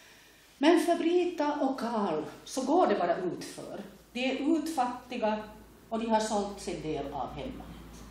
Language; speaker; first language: Swedish; native; Swedish